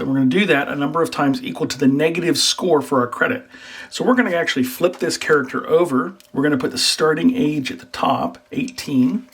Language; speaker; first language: English; native; English